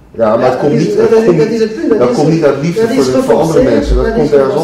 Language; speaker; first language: Dutch; native; Dutch